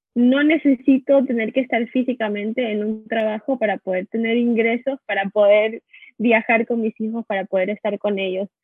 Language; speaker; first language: Spanish; native; Spanish